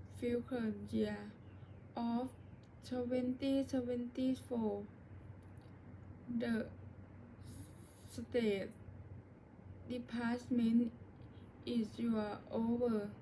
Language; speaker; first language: English; non-native, learner; Thai